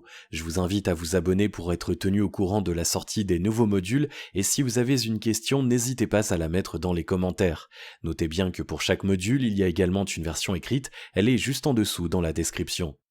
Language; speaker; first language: French; native; French